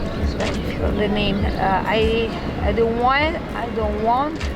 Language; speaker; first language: English; non-native, learner; Italian